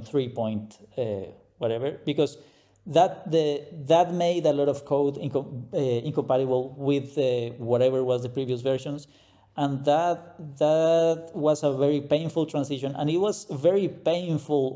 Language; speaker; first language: English; non-native, fluent; Spanish